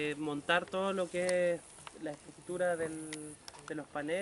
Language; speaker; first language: Spanish; native; Spanish